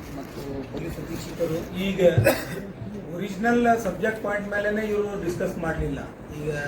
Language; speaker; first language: Kannada; non-native, local second language; Urdu